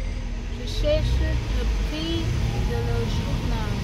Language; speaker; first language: French; non-native, learner; Vietnamese